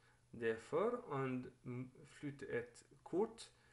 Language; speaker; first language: Norwegian; non-native, learner; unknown